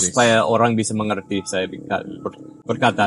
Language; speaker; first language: Indonesian; non-native, fluent; English